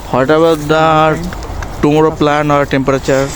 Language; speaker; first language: English; non-native, local second language; Bangla